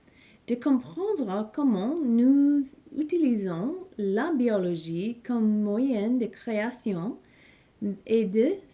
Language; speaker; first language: French; non-native, learner; English